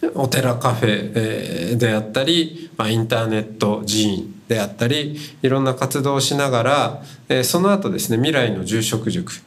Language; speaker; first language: Japanese; native; Japanese